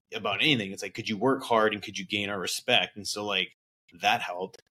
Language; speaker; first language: English; native; English